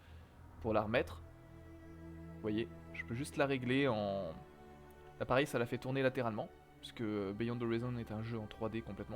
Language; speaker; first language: French; native; French